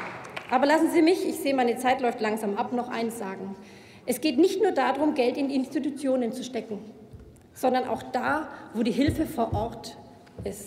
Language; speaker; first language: German; native; German